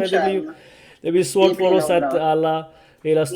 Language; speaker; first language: Swedish; non-native, learner; Urdu